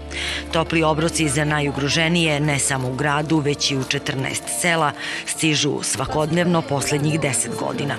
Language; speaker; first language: Serbian; native; Serbian